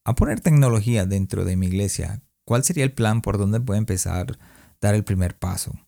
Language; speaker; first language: Spanish; early bilingual, heritage; Spanish